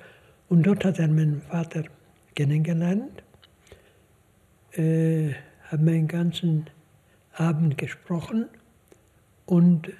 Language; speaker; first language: German; non-native, fluent; Hungarian